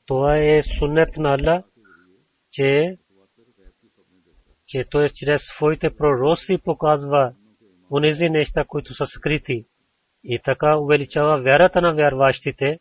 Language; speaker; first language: Bulgarian; non-native, learner; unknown